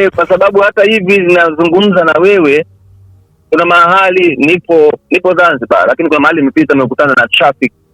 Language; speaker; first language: Swahili; native; Swahili